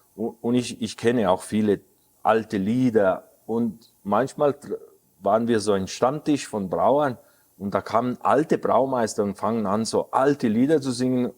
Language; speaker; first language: German; early bilingual, heritage; German